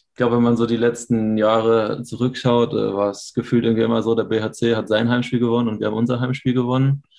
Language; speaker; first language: German; native; German